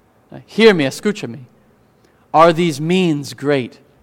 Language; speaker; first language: English; native; English